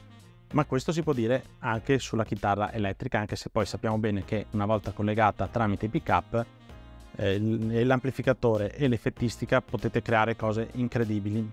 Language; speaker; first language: Italian; native; Italian